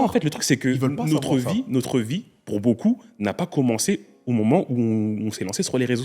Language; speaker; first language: French; native; French